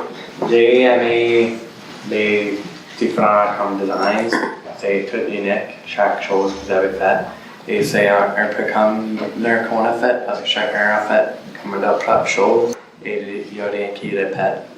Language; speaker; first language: French; non-native, local second language; English